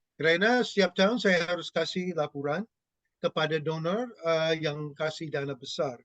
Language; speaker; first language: Indonesian; non-native, fluent; English